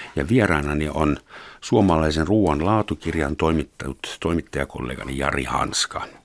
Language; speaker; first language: Finnish; non-native, fluent; German